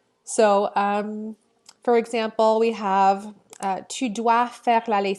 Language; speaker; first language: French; non-native, fluent; English